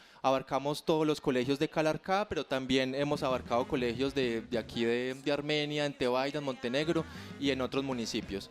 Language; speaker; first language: Spanish; native; Spanish